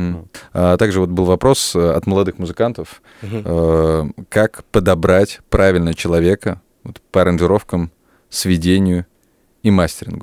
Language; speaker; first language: Russian; native; Russian